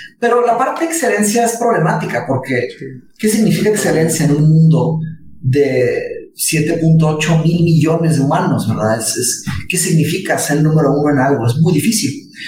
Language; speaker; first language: Spanish; early bilingual, other home language; Portuguese